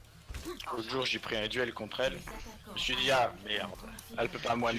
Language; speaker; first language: French; native; French